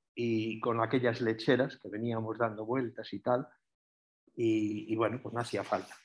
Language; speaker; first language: Spanish; native; Spanish